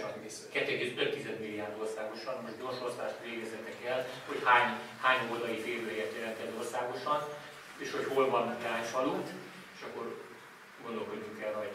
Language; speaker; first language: Hungarian; native; Hungarian